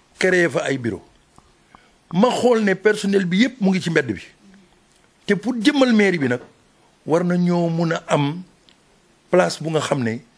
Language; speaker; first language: Wolof; native; Wolof